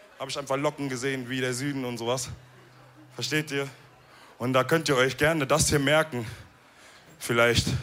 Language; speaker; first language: German; early bilingual, other home language; Wolof